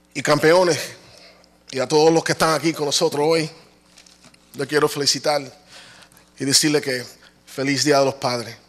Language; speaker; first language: Spanish; early bilingual, other home language; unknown